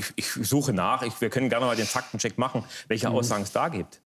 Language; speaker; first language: German; native; German